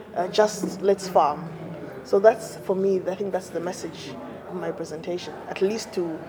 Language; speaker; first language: English; non-native, local second language; Bemba